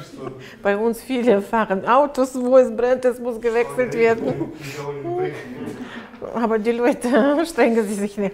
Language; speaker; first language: German; non-native, fluent; Russian